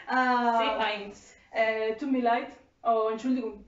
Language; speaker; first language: German; non-native, learner; Spanish